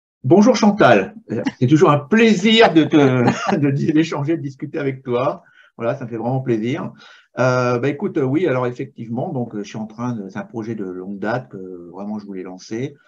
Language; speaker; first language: French; native; French